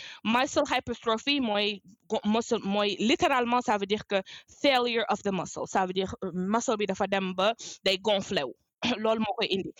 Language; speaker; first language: French; non-native, local second language; Wolof